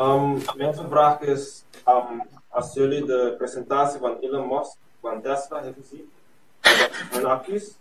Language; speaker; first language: Dutch; non-native, local second language; Papiamento